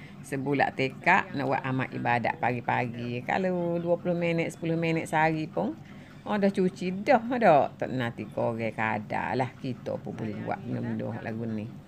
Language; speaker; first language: Malay; native; Malay